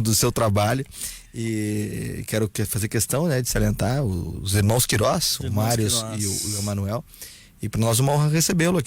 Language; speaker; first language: Portuguese; native; Portuguese